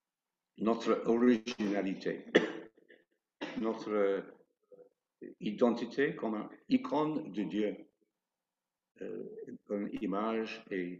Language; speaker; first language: French; non-native, fluent; English